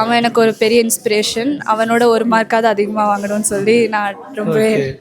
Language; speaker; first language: Tamil; early bilingual, heritage; Tamil